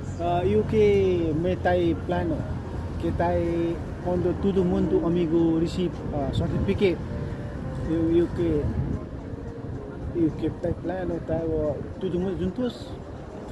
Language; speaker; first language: Portuguese; non-native, learner; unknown